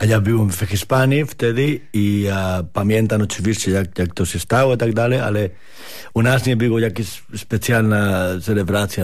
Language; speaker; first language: Polish; non-native, fluent; Spanish